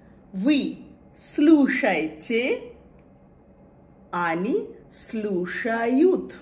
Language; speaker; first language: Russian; non-native, fluent; Bangla